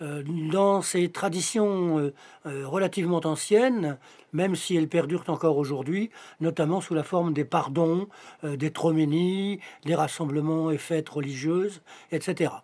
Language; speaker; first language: French; native; French